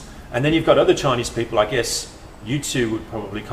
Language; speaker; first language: English; native; English